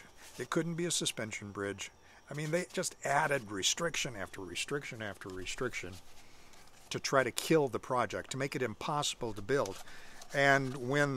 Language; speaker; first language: English; native; English